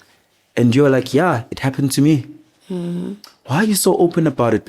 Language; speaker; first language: English; non-native, local second language; Zulu